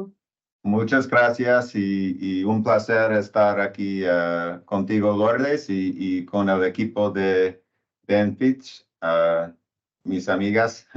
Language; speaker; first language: Spanish; non-native, learner; English